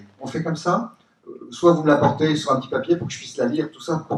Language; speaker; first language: French; native; French